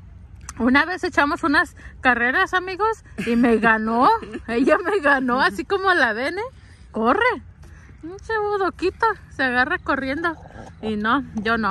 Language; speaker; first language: Spanish; early bilingual, heritage; Spanish